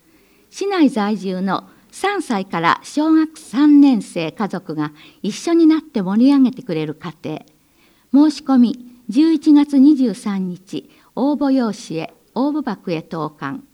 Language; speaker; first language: Japanese; native; Japanese